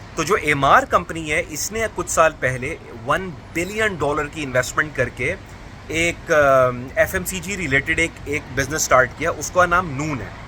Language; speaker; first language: Urdu; native; Urdu